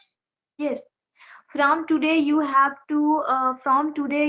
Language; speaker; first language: English; non-native, learner; Odia